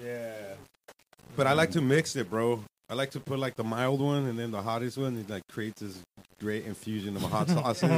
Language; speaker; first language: English; early bilingual, other home language; Spanish